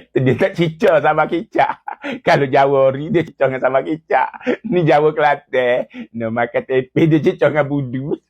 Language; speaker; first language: Malay; native; Malay